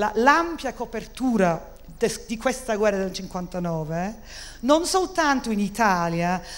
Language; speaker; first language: Italian; non-native, fluent; English